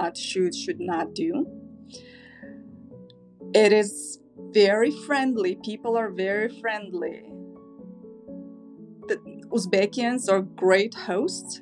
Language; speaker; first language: English; non-native, fluent; Uzbek